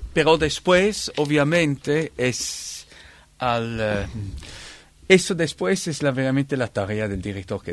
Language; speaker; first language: Spanish; non-native, fluent; Italian